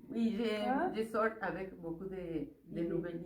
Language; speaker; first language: French; non-native, fluent; Spanish